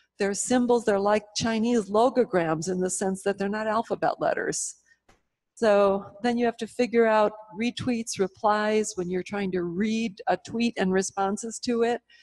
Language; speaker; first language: English; native; English